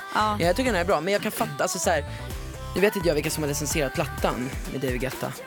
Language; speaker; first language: Swedish; early bilingual, other home language; Italian